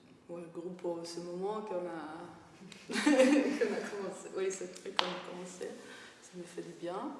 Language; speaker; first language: French; non-native, fluent; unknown